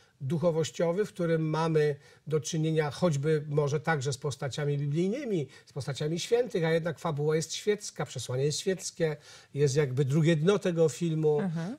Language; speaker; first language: Polish; native; Polish